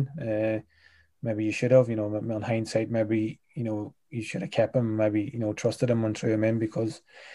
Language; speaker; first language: English; native; English